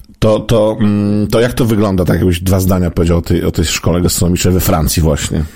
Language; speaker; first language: Polish; native; Polish